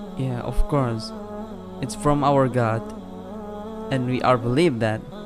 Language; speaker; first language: English; non-native, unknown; Indonesian